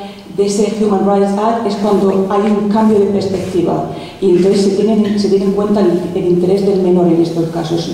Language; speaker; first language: Spanish; native; Spanish